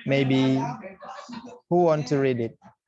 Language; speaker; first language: English; non-native, learner; Indonesian